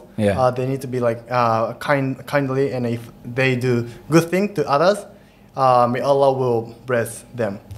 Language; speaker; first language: English; non-native, fluent; Japanese